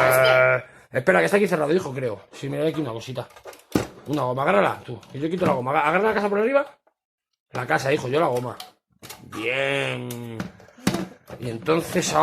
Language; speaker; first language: Spanish; native; Spanish